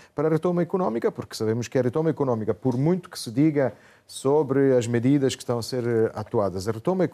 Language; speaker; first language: Portuguese; non-native, fluent; Italian